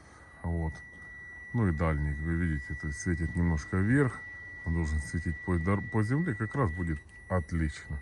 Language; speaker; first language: Russian; native; Russian